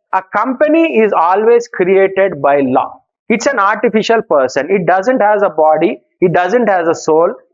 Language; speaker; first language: English; non-native, local second language; Telugu